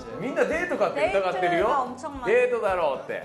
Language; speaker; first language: Japanese; native; Japanese